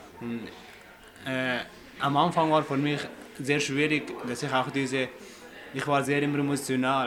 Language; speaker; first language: German; non-native, fluent; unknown